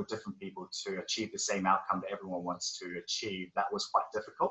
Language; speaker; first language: English; native; English